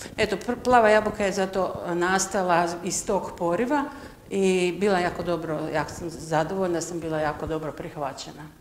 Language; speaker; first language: Croatian; native; Croatian